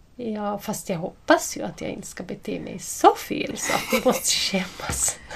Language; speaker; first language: Swedish; native; Swedish